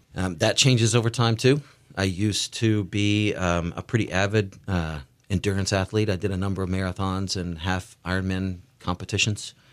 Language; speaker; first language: English; native; English